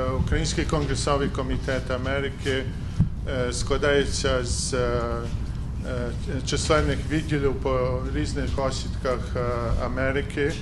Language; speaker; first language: Ukrainian; early bilingual, heritage; Ukrainian